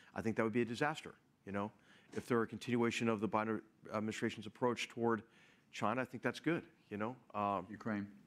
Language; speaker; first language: English; native; English